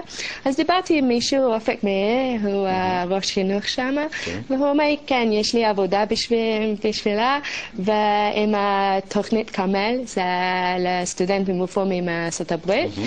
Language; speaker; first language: Hebrew; non-native, learner; English